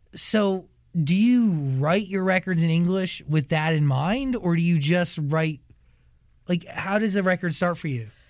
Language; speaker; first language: English; native; English